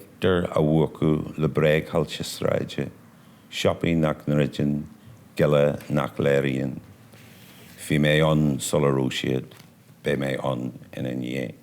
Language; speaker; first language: Irish; non-native, local second language; English